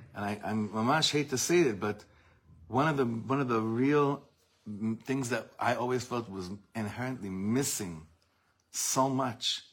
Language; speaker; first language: English; native; English